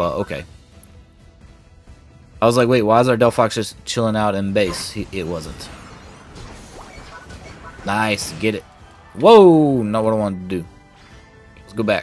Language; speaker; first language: English; native; English